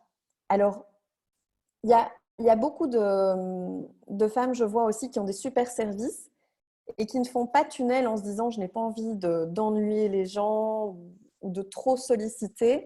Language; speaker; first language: French; native; French